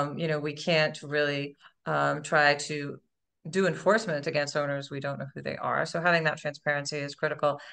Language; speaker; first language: English; native; English